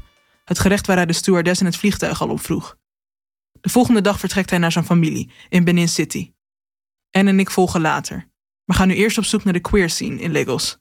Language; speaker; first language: Dutch; native; Dutch